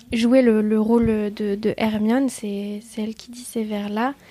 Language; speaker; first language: French; early bilingual, other home language; Vietnamese